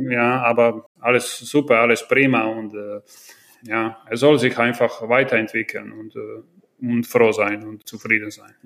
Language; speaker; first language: German; non-native, fluent; Croatian